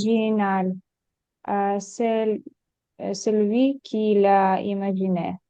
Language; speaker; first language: French; non-native, learner; Ukrainian